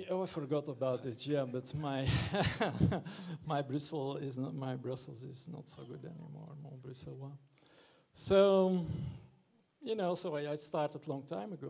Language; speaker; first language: English; non-native, fluent; French